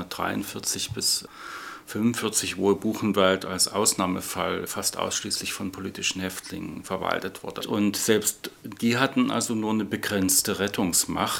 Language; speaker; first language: German; native; German